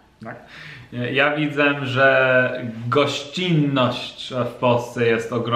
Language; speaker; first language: Polish; non-native, learner; English